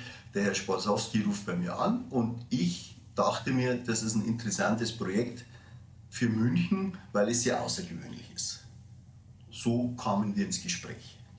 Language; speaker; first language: German; native; German